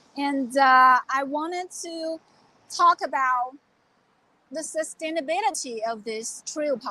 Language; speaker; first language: English; non-native, fluent; Chinese